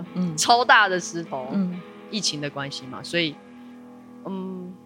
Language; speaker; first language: Chinese; native; Chinese